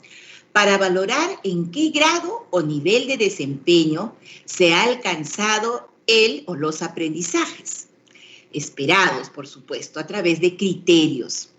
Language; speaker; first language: Spanish; native; Spanish